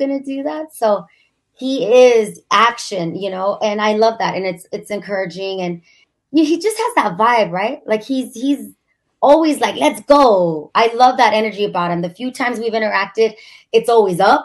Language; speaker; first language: English; native; English